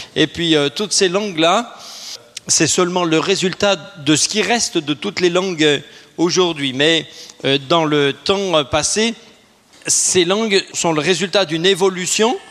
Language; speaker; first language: French; native; French